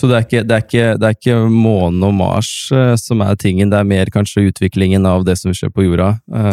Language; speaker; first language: Norwegian; native; Norwegian